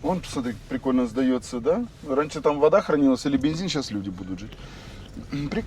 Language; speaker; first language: Russian; native; Russian